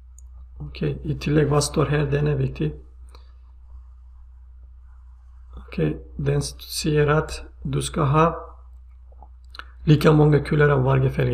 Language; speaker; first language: Swedish; non-native, fluent; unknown